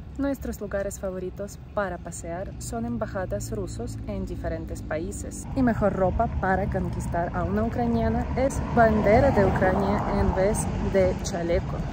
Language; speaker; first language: Spanish; non-native, fluent; Ukrainian